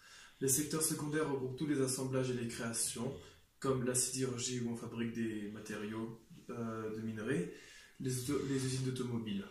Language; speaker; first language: French; native; French